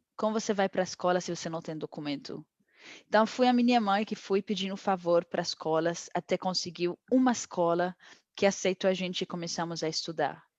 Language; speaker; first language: Portuguese; non-native, fluent; Arabic